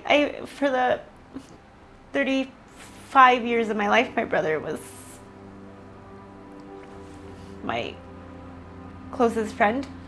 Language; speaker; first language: English; early bilingual, other home language; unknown